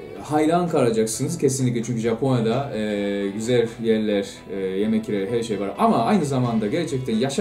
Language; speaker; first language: Turkish; non-native, fluent; Japanese